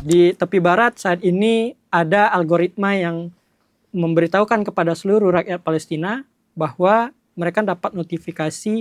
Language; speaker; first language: Indonesian; native; Indonesian